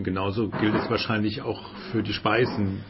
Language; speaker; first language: German; native; German